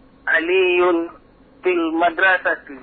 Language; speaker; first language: Arabic; non-native, learner; Indonesian